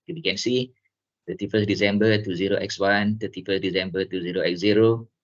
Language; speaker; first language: English; non-native, local second language; Malay